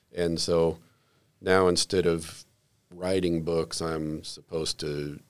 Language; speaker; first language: English; native; English